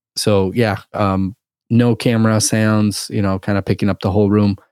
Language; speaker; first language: English; early bilingual, other home language; Russian